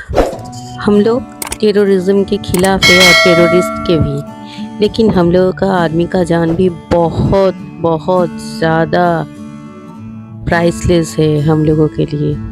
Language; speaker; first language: Hindi; non-native, local second language; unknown